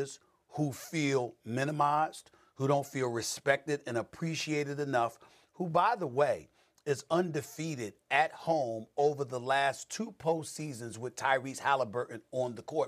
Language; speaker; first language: English; native; English